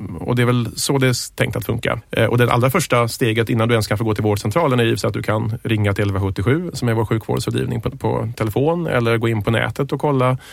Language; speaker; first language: Swedish; native; Swedish